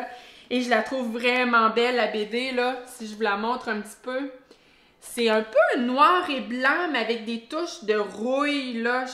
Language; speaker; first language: French; native; French